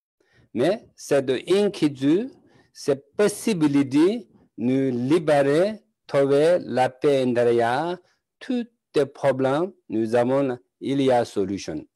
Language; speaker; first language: French; non-native, learner; Tibetan